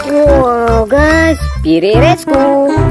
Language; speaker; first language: English; non-native, learner; Indonesian